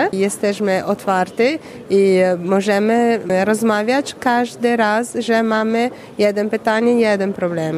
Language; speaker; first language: Polish; non-native, learner; Italian